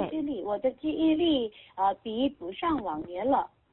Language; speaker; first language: Chinese; non-native, learner; Korean